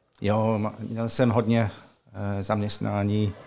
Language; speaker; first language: Czech; non-native, learner; English